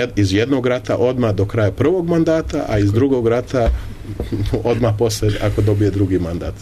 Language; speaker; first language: Serbian; early bilingual, heritage; Serbian